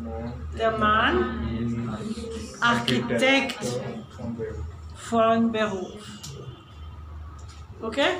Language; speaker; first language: German; non-native, fluent; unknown